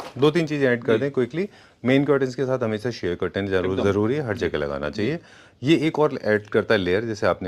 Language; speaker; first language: Hindi; native; Hindi